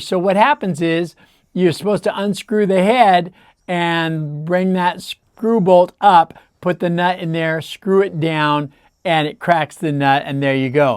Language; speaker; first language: English; native; English